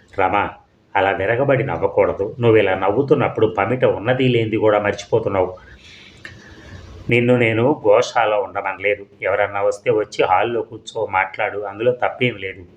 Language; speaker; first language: Telugu; native; Telugu